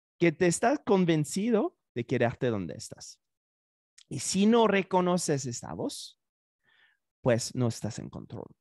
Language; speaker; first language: Spanish; non-native, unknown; French